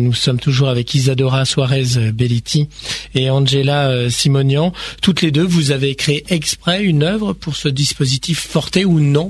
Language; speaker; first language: French; native; French